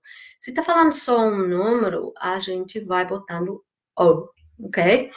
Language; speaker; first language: Portuguese; non-native, fluent; English